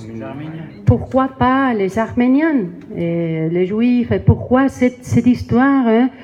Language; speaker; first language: French; non-native, learner; Spanish